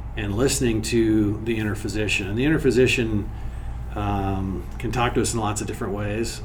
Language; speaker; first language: English; native; English